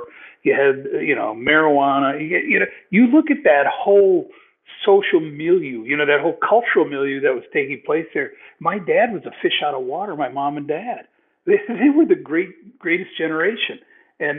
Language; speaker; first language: English; native; English